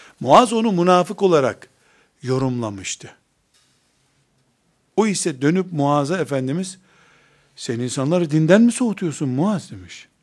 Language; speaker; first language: Turkish; native; Turkish